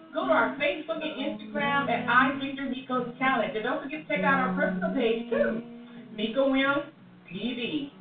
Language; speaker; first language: English; non-native, fluent; Spanish